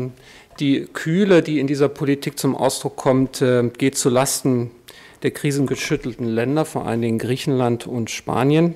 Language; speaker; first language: German; native; German